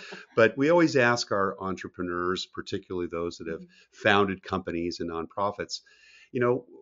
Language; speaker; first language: English; native; English